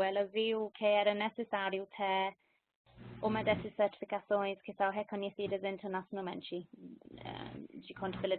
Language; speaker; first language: Portuguese; non-native, fluent; English